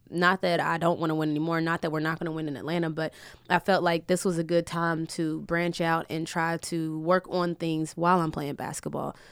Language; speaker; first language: English; native; English